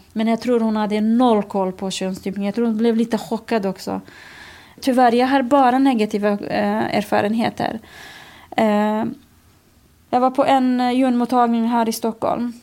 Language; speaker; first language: Swedish; non-native, fluent; Kurdish